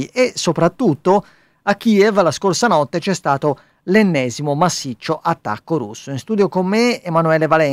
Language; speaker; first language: Italian; native; Italian